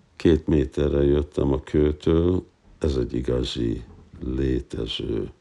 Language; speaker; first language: Hungarian; non-native, fluent; English